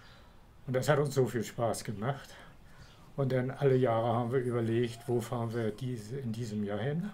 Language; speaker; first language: German; native; German